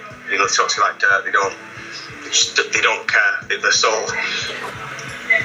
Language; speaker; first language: English; native; English